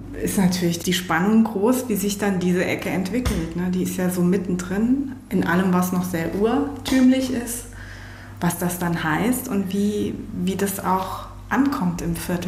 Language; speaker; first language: German; native; German